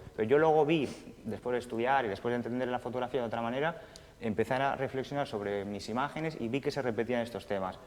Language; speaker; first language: Spanish; early bilingual, other home language; Romanian